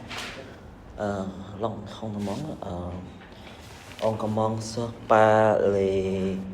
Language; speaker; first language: French; non-native, learner; Khmer